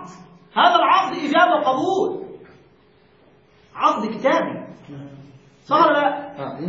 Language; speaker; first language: Arabic; native; Arabic